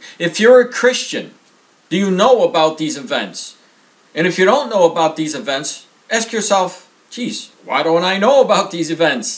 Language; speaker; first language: English; native; English